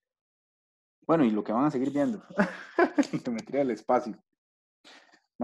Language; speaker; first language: Spanish; native; Spanish